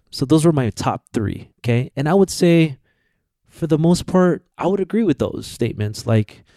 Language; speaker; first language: English; early bilingual, other home language; Filipino